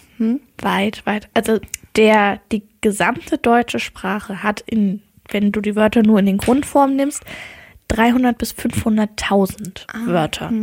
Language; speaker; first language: German; native; German